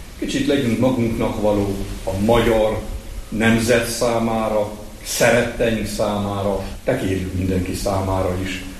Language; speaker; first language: Hungarian; native; Hungarian